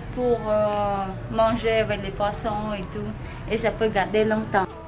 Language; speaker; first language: French; non-native, fluent; Khmer